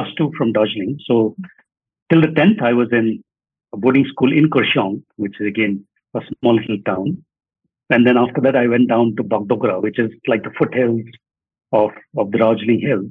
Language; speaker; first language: English; non-native, local second language; Nepali